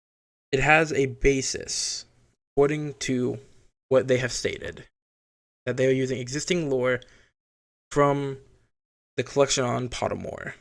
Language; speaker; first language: English; native; English